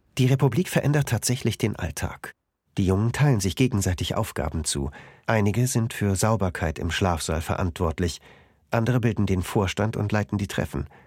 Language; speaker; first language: German; native; German